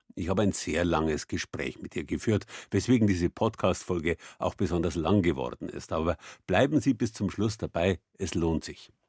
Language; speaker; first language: German; native; German